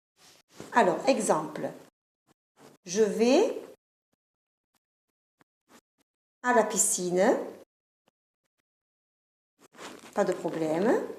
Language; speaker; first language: French; non-native, fluent; Italian